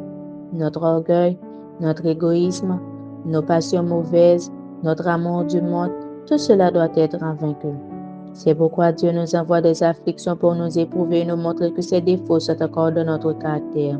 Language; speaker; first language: French; non-native, local second language; Haitian Creole